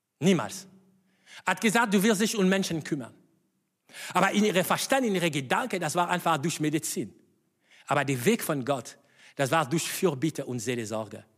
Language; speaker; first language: German; non-native, fluent; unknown